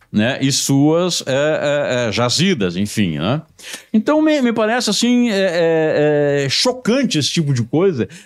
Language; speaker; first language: Portuguese; native; Portuguese